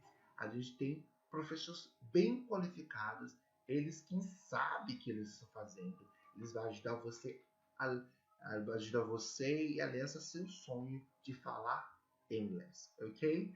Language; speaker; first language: Portuguese; non-native, learner; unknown